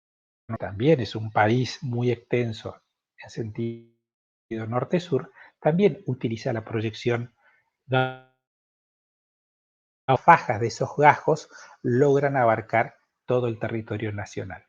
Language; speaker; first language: Spanish; native; Spanish